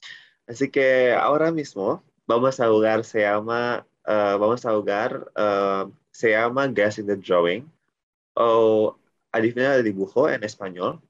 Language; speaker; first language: Spanish; non-native, learner; Indonesian